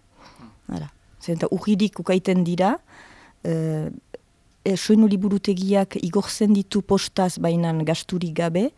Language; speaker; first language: Basque; native; Basque